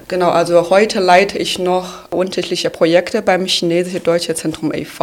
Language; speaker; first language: German; non-native, fluent; Chinese